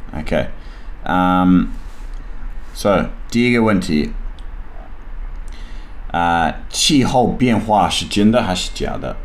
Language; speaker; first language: Chinese; non-native, learner; English